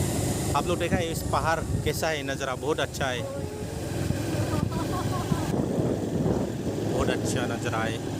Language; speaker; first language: Hindi; non-native, local second language; Bodo